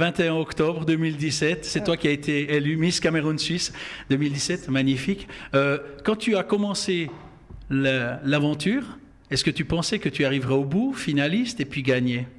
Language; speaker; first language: French; native; French